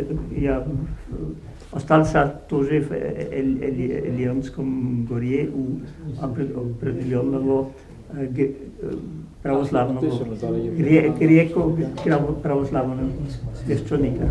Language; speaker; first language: Russian; non-native, learner; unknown